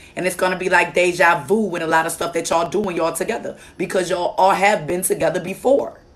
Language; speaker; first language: English; native; English